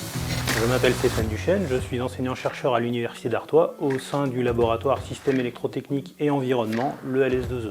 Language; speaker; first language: French; native; French